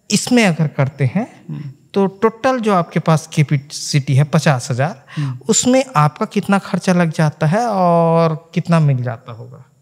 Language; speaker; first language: Hindi; native; Hindi